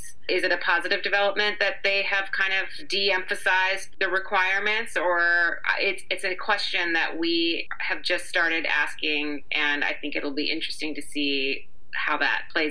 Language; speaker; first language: English; native; English